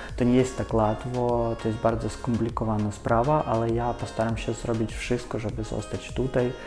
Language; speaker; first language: Polish; non-native, fluent; Russian